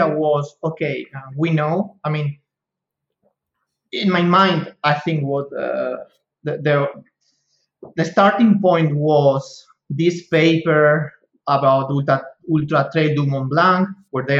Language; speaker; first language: English; non-native, fluent; Spanish